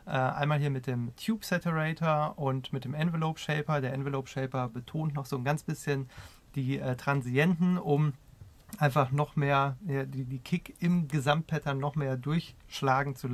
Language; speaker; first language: German; native; German